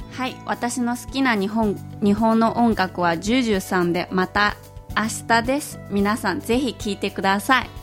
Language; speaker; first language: Japanese; non-native, fluent; Chinese